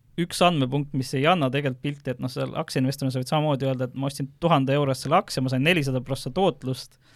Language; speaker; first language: Estonian; native; Estonian